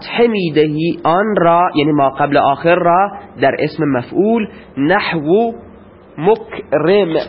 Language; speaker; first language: Persian; non-native, local second language; Baluchi